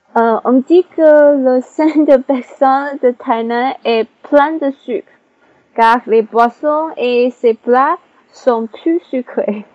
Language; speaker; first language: French; non-native, learner; Chinese